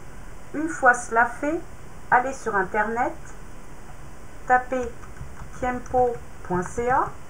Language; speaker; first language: French; native; French